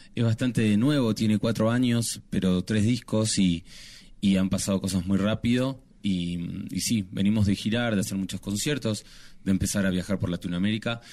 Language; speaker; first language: Spanish; native; Spanish